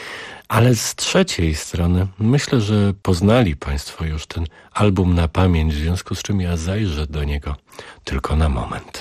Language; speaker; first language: Polish; native; Polish